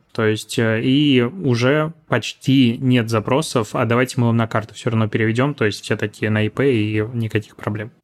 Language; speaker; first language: Russian; native; Russian